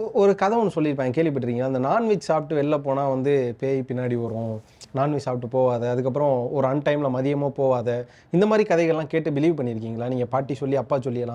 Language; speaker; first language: Tamil; native; Tamil